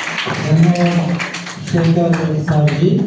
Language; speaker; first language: Hindi; non-native, local second language; Telugu